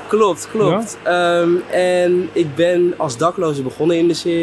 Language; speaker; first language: Dutch; native; Dutch